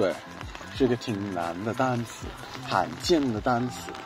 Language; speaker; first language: Chinese; non-native, fluent; English